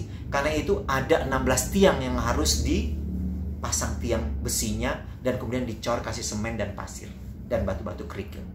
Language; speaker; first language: Indonesian; native; Indonesian